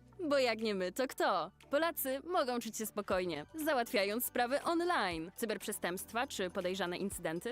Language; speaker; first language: Polish; native; Polish